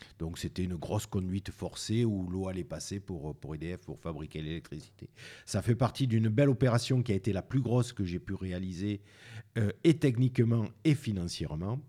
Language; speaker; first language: French; native; French